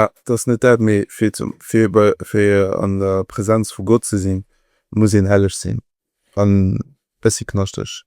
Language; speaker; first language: German; non-native, local second language; Luxembourgish